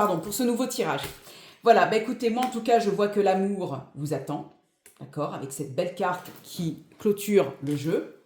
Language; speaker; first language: French; native; French